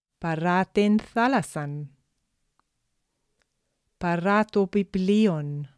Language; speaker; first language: Greek; non-native, fluent; English